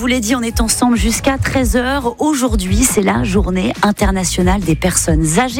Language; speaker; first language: French; native; French